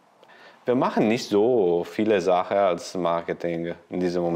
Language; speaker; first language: German; non-native, learner; Italian